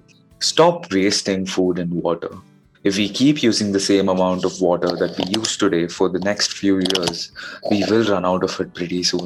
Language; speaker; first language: English; non-native, local second language; Hindi